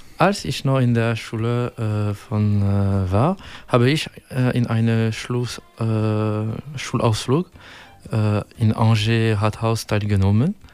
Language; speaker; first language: German; non-native, fluent; French